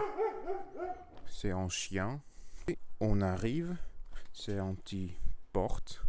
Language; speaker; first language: French; non-native, learner; Russian